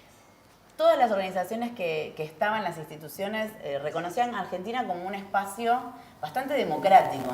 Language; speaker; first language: Spanish; native; Spanish